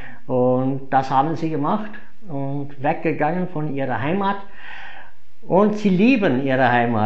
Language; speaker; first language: German; non-native, fluent; English